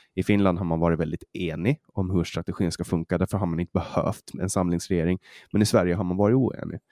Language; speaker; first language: Swedish; native; Swedish